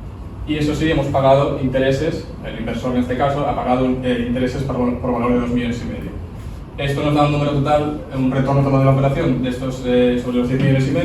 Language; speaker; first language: Spanish; native; Spanish